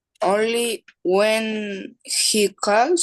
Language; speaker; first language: English; non-native, learner; Spanish